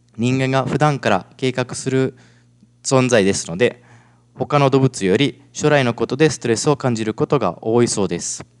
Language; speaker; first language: Japanese; non-native, fluent; Italian